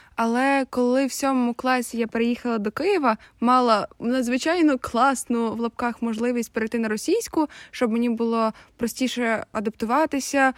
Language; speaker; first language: Ukrainian; native; Ukrainian